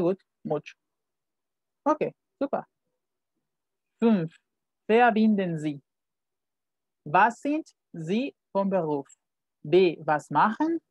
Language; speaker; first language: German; non-native, fluent; Spanish